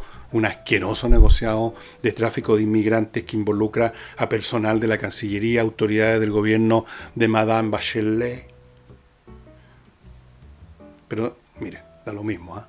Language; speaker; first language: Spanish; native; Spanish